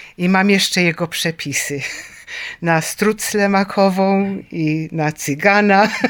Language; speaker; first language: Polish; early bilingual, heritage; Polish